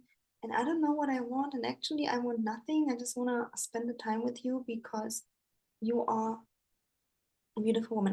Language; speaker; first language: English; non-native, fluent; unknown